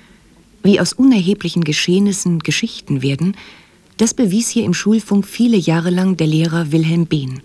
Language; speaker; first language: German; native; German